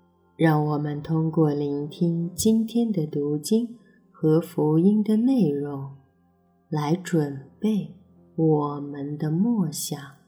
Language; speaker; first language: Chinese; native; Chinese